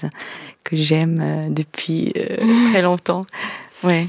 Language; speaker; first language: French; non-native, fluent; Korean